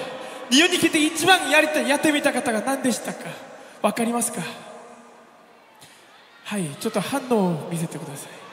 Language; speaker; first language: Japanese; non-native, fluent; Korean